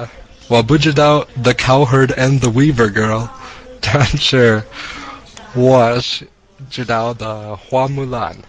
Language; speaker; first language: Chinese; non-native, learner; English